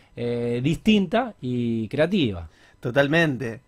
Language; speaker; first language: Spanish; native; Spanish